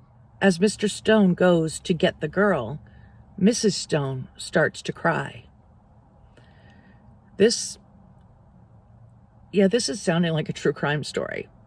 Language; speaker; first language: English; native; English